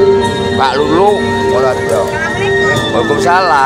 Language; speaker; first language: Indonesian; native; Indonesian